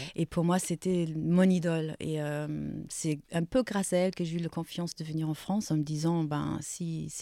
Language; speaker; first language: French; non-native, fluent; German